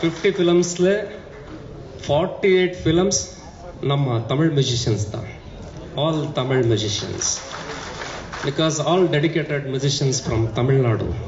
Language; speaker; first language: Tamil; non-native, learner; Kannada